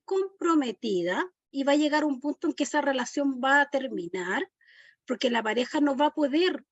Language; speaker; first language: Spanish; native; Spanish